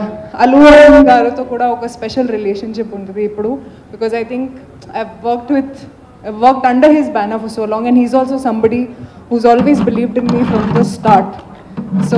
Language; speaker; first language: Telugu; non-native, local second language; Hindi